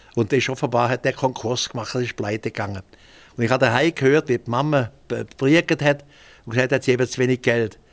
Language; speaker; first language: German; native; German